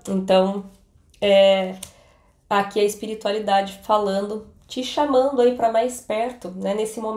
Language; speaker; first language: Portuguese; native; Portuguese